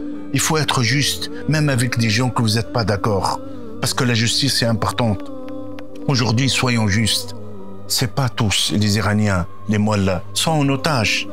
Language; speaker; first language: French; non-native, local second language; Arabic